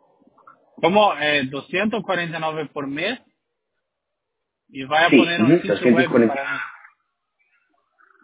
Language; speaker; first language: Spanish; non-native, learner; Portuguese